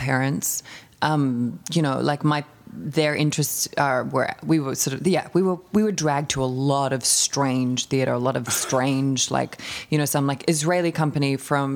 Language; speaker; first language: English; native; English